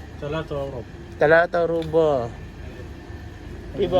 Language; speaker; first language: Arabic; non-native, learner; Filipino